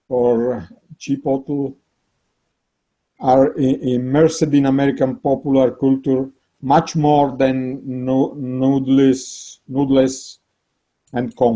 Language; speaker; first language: English; non-native, learner; Italian